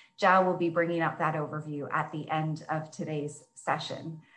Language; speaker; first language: English; native; English